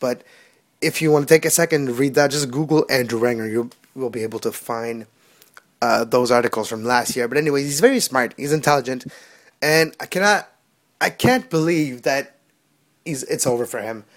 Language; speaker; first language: English; non-native, local second language; French